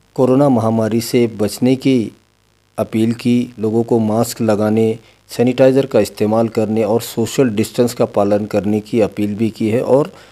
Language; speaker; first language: Hindi; non-native, local second language; Urdu